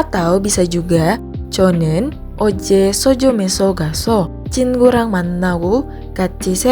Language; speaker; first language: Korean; non-native, learner; Indonesian